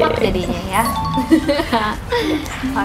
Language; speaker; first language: Indonesian; native; Indonesian